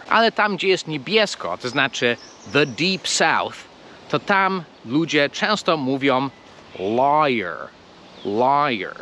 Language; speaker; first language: Polish; non-native, fluent; English